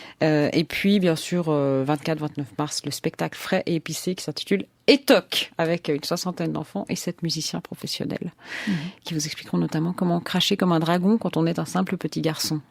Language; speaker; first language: French; native; French